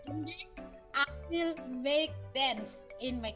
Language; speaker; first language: English; non-native, learner; Indonesian